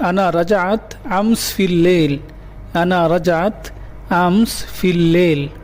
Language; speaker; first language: Arabic; non-native, learner; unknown